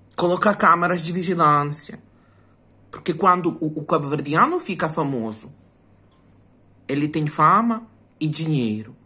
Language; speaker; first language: Portuguese; non-native, fluent; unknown